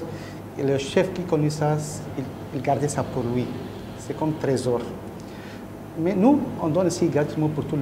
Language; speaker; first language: French; non-native, learner; Arabic